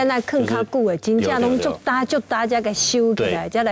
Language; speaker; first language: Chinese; native; Chinese